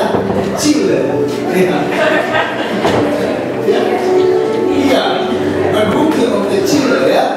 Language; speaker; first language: Dutch; non-native, fluent; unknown